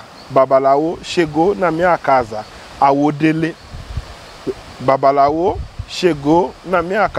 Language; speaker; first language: Portuguese; non-native, learner; Yoruba